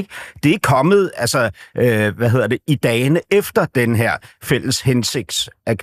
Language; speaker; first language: Danish; native; Danish